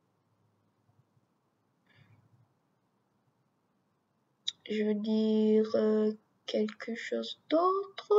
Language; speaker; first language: French; non-native, learner; English